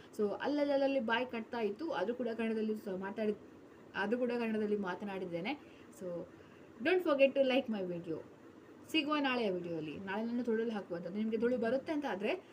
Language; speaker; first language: Kannada; non-native, local second language; Tulu